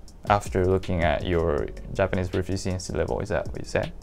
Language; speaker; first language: English; non-native, fluent; Japanese